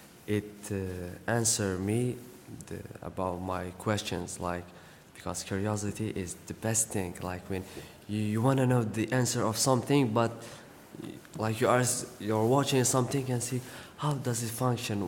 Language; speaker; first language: English; non-native, fluent; Arabic